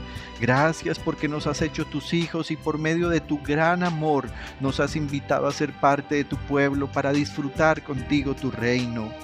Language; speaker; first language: Spanish; native; Spanish